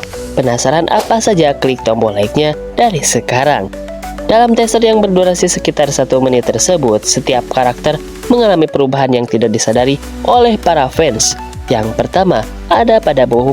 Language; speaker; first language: Indonesian; native; Indonesian